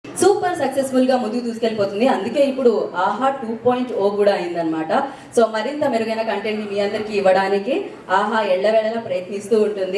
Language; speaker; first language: Telugu; native; Telugu